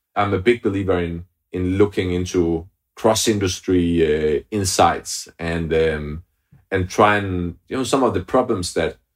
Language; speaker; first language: English; non-native, fluent; Danish